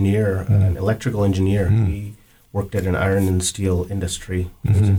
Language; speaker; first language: English; non-native, local second language; Kannada